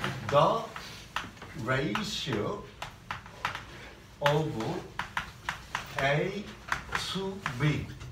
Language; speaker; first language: English; non-native, fluent; Korean